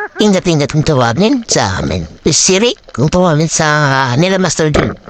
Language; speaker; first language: Filipino; non-native, local second language; Waray